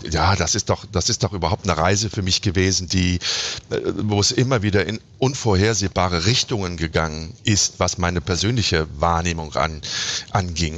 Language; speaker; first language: German; native; German